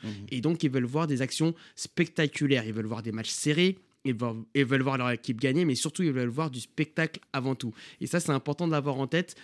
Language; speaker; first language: French; native; French